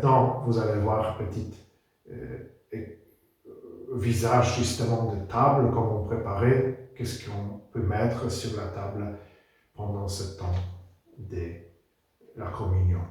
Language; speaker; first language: French; non-native, fluent; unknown